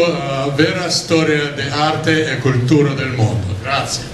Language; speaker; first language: Italian; non-native, learner; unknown